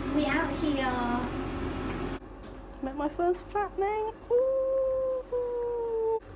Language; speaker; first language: English; native; English